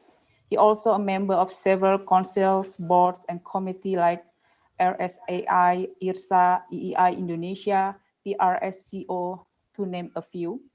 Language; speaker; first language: English; non-native, fluent; Indonesian